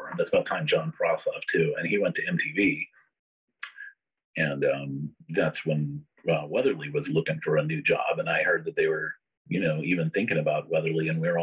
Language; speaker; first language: English; native; English